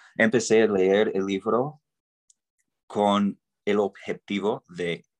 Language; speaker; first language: Spanish; non-native, fluent; English